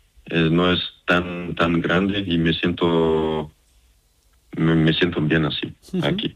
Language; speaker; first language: Spanish; non-native, fluent; French